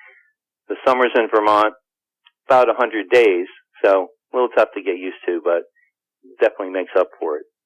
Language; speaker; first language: English; native; English